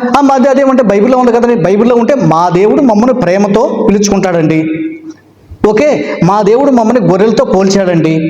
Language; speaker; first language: Telugu; native; Telugu